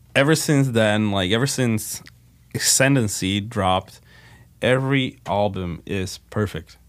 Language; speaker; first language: English; non-native, fluent; Slovak